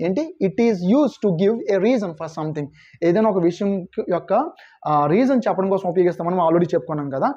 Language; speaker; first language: English; non-native, local second language; Telugu